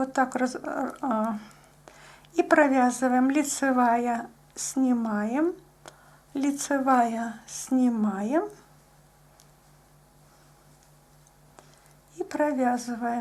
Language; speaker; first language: Russian; native; Russian